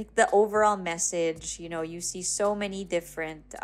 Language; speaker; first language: English; non-native, local second language; Filipino